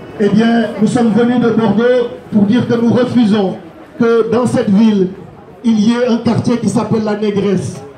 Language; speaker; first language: French; non-native, local second language; Wolof